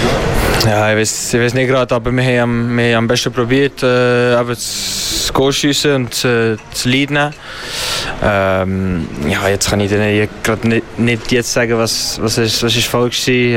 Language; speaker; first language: German; non-native, learner; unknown